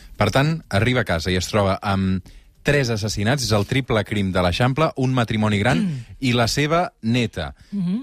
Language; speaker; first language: Catalan; native; Catalan